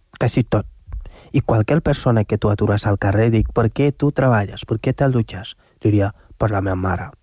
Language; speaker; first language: Catalan; non-native, fluent; Wolof